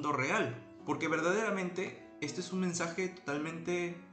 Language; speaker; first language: Spanish; native; Spanish